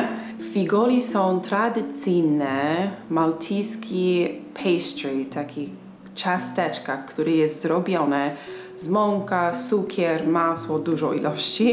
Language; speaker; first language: Polish; non-native, fluent; English